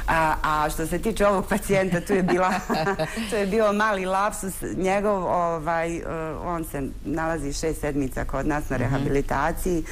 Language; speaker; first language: Bosnian; native; Bosnian